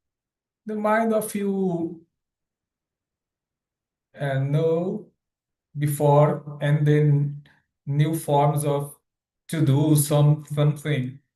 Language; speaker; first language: English; non-native, learner; Portuguese